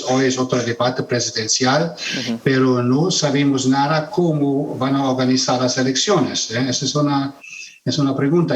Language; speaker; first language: Spanish; non-native, fluent; German